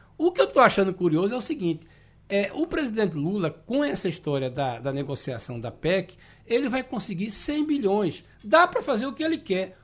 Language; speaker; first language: Portuguese; native; Portuguese